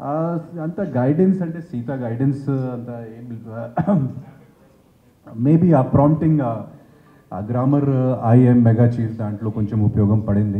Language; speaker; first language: Telugu; non-native, fluent; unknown